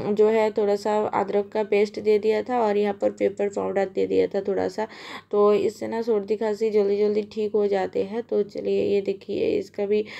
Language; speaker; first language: Hindi; non-native, local second language; Bangla